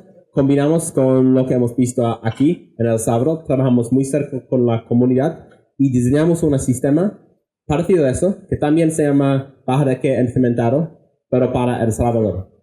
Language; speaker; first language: Spanish; non-native, fluent; English